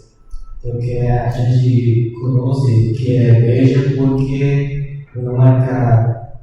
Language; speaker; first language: Portuguese; non-native, learner; Spanish